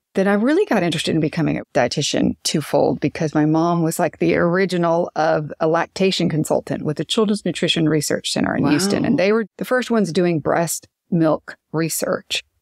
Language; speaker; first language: English; native; English